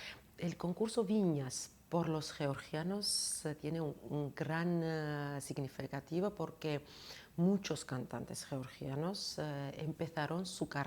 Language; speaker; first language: Spanish; non-native, fluent; Georgian